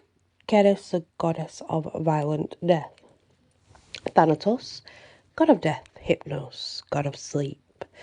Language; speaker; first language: English; native; English